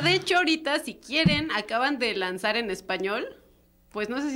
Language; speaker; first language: Spanish; native; Spanish